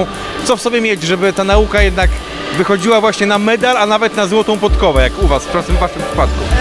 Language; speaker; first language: Polish; native; Polish